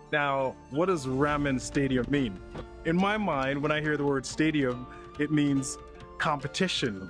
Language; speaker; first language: English; native; English